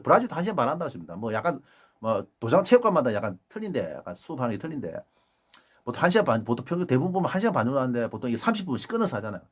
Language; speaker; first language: Korean; native; Korean